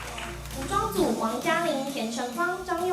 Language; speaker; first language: Chinese; native; Chinese